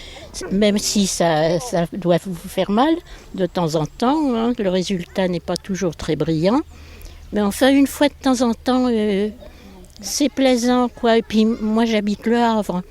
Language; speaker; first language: French; native; French